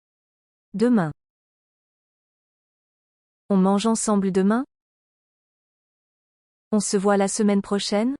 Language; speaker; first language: French; non-native, learner; English